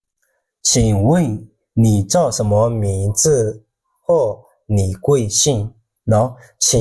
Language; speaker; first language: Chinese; non-native, fluent; Burmese